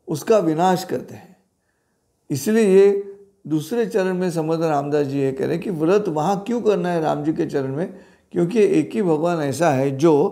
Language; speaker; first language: Hindi; non-native, local second language; Marathi